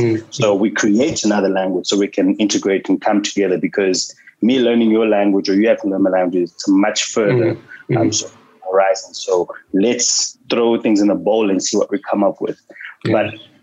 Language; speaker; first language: English; non-native, local second language; Xhosa